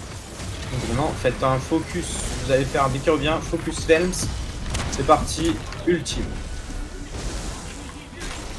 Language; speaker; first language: French; native; French